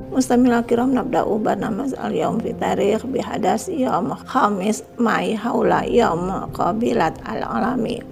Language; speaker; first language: Arabic; non-native, learner; Indonesian